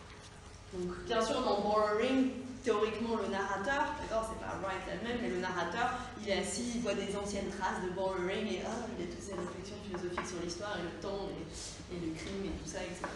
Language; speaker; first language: French; native; French